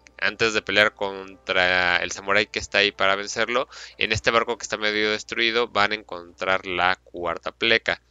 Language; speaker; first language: Spanish; native; Spanish